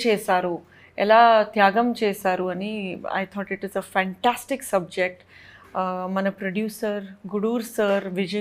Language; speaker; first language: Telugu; non-native, fluent; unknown